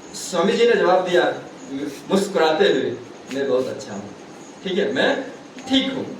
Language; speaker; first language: Hindi; native; Hindi